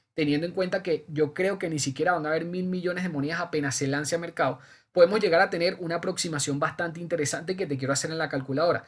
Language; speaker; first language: Spanish; native; Spanish